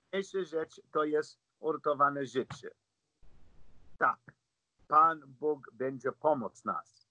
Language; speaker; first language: Polish; non-native, learner; English